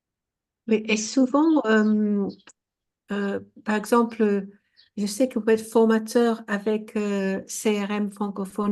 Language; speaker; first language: French; non-native, fluent; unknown